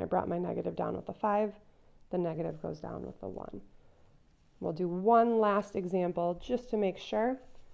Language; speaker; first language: English; native; English